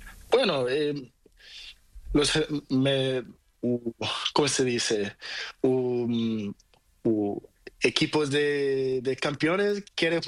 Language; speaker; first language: Spanish; non-native, learner; Portuguese